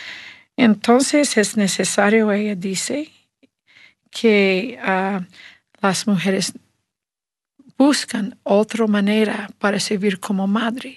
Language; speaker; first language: Spanish; non-native, learner; English